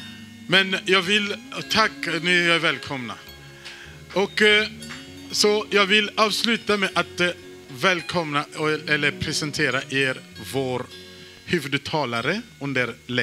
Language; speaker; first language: Swedish; non-native, fluent; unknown